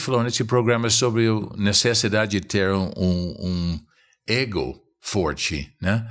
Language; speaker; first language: Portuguese; non-native, fluent; English